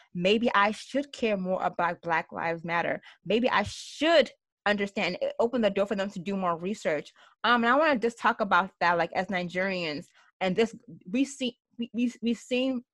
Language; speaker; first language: English; early bilingual, other home language; Yoruba